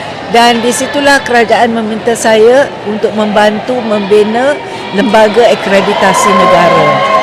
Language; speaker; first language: Malay; native; Malay